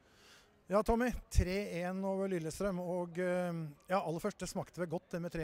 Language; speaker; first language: Norwegian; native; Norwegian